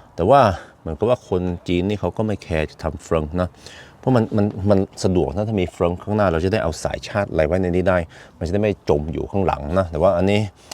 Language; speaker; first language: Thai; non-native, fluent; Norwegian